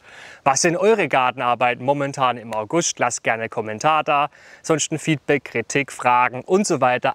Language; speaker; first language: German; native; German